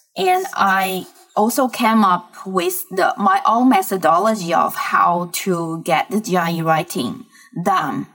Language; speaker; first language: English; non-native, fluent; Chinese